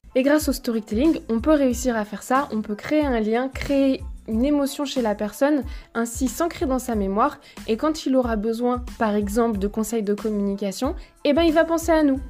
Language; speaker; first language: French; native; French